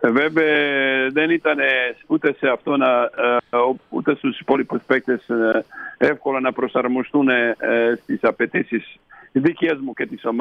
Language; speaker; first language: Greek; non-native, fluent; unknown